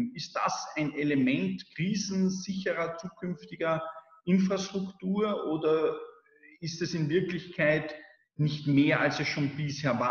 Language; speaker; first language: German; native; German